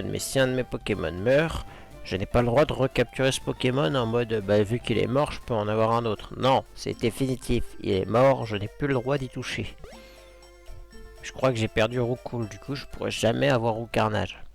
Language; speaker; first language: French; native; French